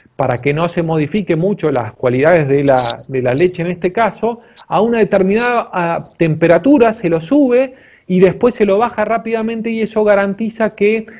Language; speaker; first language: Spanish; native; Spanish